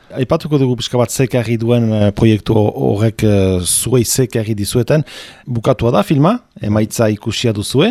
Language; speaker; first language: Basque; native; Basque